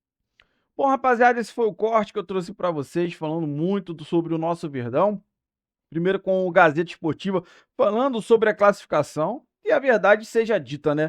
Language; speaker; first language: Portuguese; native; Portuguese